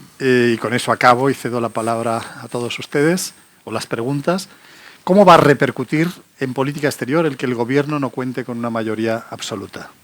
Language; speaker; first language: Spanish; native; Spanish